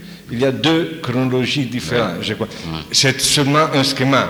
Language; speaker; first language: French; non-native, fluent; Italian